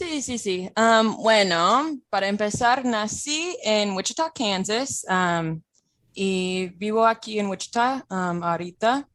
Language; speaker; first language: Spanish; non-native, fluent; English